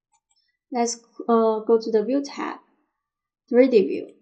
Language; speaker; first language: English; non-native, fluent; Chinese